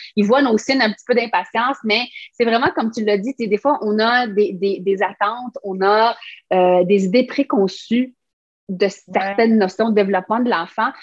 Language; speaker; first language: French; native; French